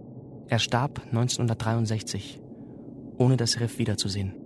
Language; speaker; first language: German; native; German